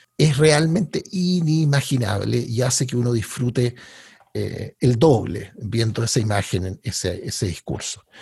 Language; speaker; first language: Spanish; native; Spanish